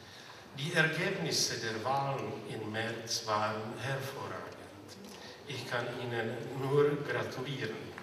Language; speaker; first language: German; non-native, fluent; Czech